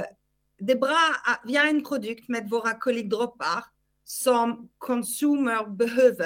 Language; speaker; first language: Swedish; non-native, fluent; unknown